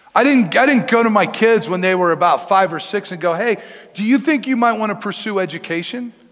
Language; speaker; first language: English; native; English